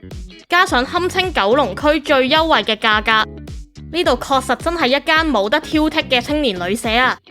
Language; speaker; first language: Cantonese; native; Cantonese